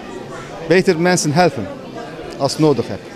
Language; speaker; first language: Dutch; non-native, learner; Turkish